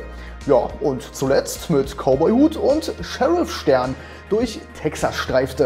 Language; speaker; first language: German; native; German